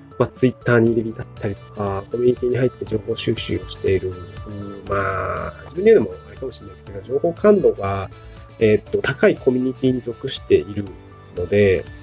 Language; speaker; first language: Japanese; native; Japanese